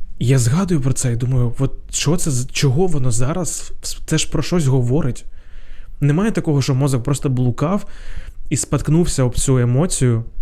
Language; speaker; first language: Ukrainian; non-native, local second language; Russian